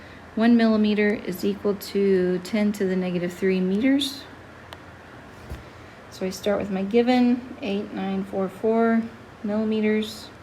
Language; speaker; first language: English; native; English